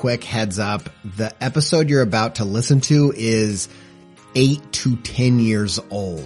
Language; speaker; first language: English; native; English